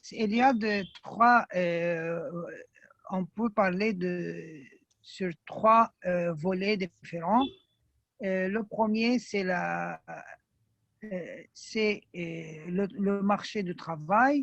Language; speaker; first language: French; non-native, fluent; Arabic